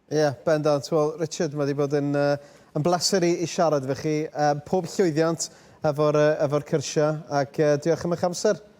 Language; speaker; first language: Welsh; native; Welsh